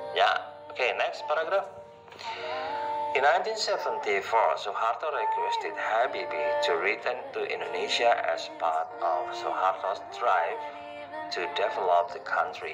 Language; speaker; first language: English; non-native, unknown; Indonesian